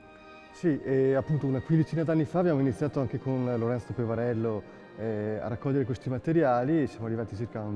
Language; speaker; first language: Italian; native; Italian